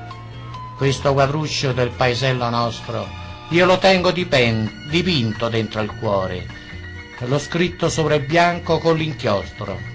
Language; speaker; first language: Italian; native; Italian